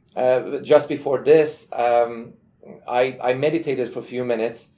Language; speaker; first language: English; non-native, fluent; Persian